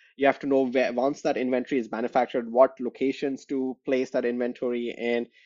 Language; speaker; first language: English; non-native, local second language; Hindi